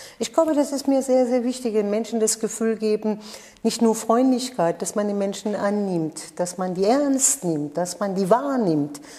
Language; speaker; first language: German; non-native, fluent; Persian